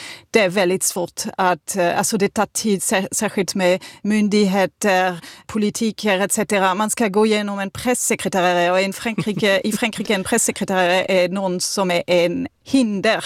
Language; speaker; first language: Swedish; non-native, fluent; French